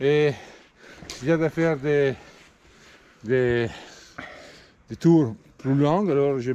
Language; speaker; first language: French; non-native, learner; Italian